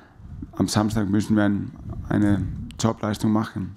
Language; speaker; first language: German; non-native, fluent; Danish